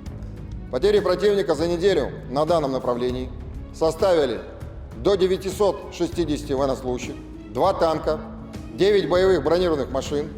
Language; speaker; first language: Russian; native; Russian